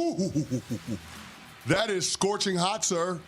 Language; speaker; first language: English; native; English